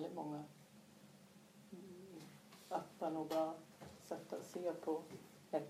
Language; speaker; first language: Swedish; non-native, fluent; English